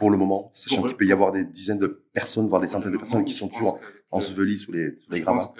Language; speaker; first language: French; native; French